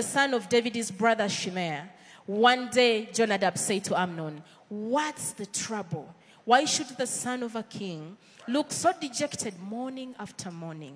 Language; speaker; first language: English; non-native, local second language; Ganda